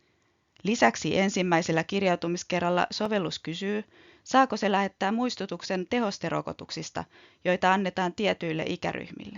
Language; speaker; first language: Finnish; native; Finnish